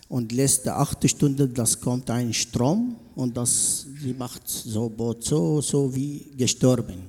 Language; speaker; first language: German; non-native, learner; Arabic